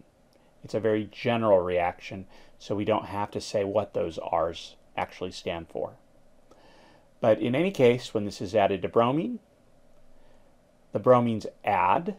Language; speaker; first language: English; native; English